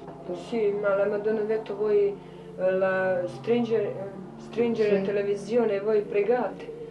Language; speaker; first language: Italian; non-native, learner; Croatian